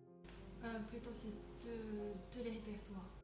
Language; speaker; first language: French; non-native, learner; Japanese